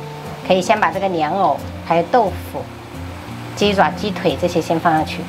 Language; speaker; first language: Chinese; native; Chinese